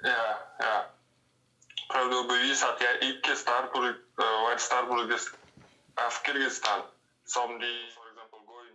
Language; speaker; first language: Norwegian; non-native, learner; Russian